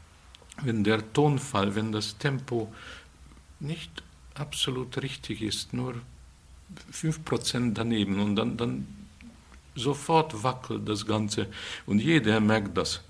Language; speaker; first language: German; non-native, fluent; Hungarian